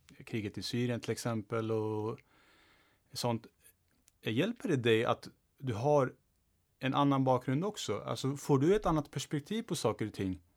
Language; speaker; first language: Swedish; early bilingual, other home language; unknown